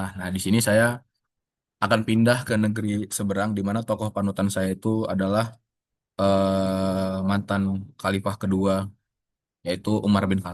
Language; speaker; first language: Indonesian; native; Indonesian